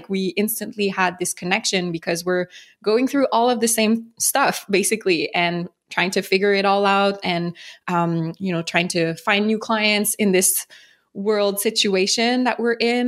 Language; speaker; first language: English; non-native, fluent; French